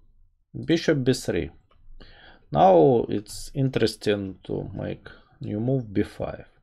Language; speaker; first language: English; non-native, fluent; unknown